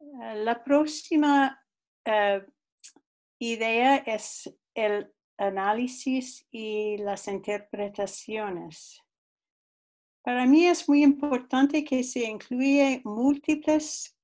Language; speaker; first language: Spanish; non-native, fluent; English